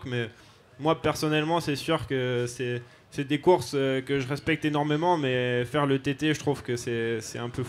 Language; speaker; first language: French; native; French